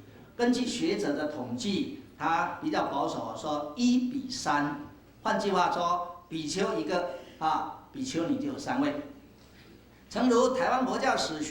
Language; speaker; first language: Chinese; native; Chinese